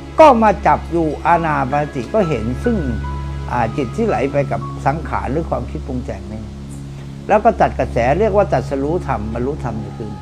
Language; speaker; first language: Thai; native; Thai